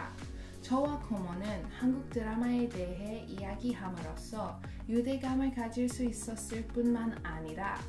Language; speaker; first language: Korean; non-native, learner; Persian